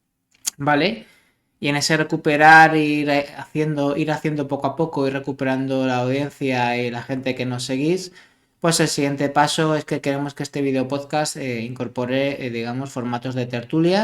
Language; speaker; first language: Spanish; native; Spanish